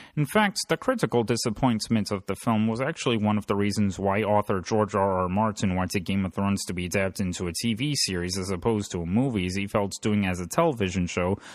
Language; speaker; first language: English; native; English